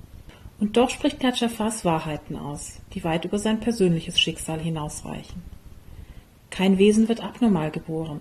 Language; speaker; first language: German; native; German